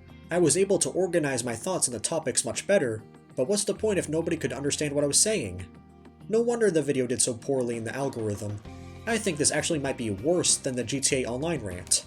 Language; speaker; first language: English; native; English